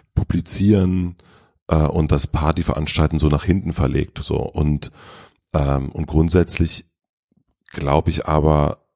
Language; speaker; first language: German; native; German